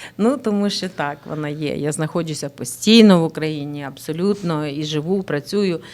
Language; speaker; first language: Ukrainian; native; Ukrainian